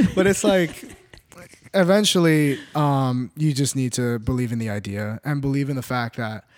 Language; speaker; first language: English; native; English